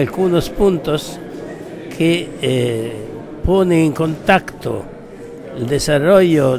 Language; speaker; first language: Spanish; non-native, fluent; Italian